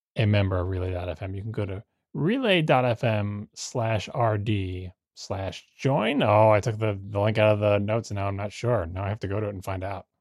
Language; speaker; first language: English; native; English